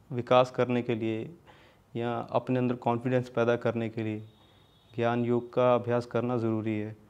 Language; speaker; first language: Hindi; native; Hindi